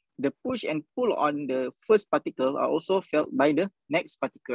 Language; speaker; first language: English; non-native, local second language; Malay